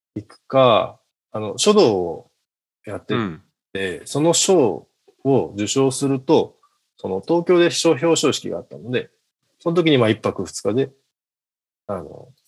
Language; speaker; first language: Japanese; native; Japanese